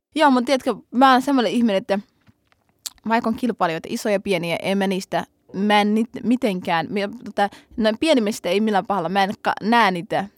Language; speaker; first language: Finnish; early bilingual, other home language; Somali